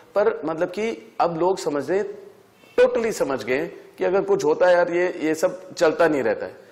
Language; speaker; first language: Hindi; native; Hindi